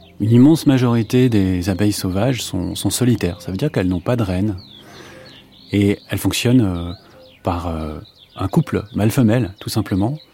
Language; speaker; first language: French; native; French